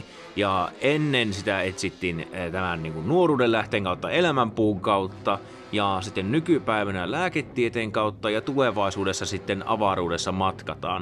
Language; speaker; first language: Finnish; native; Finnish